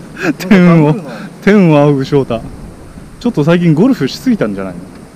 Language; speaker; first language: Japanese; native; Japanese